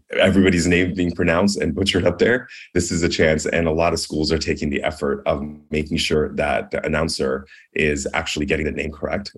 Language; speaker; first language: English; early bilingual, other home language; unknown